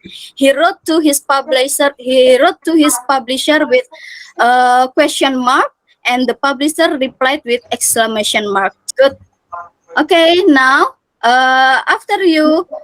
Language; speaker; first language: English; non-native, fluent; Indonesian